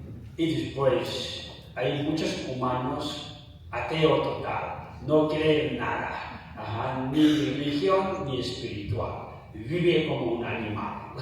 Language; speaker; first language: Spanish; non-native, fluent; Tibetan